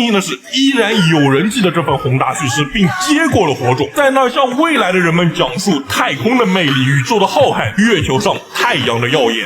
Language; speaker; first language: Chinese; native; Chinese